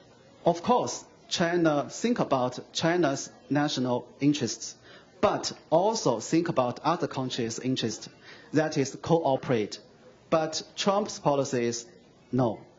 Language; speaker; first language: English; non-native, fluent; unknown